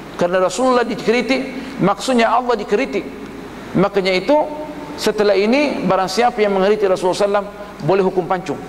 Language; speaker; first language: Malay; native; Malay